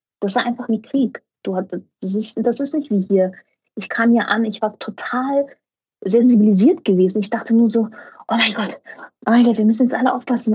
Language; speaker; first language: German; native; German